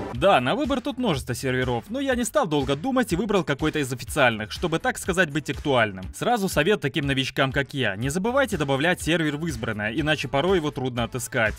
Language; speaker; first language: Russian; native; Russian